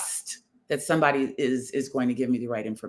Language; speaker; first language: English; native; English